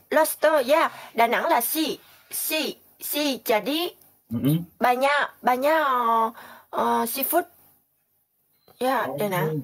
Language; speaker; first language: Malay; non-native, learner; Vietnamese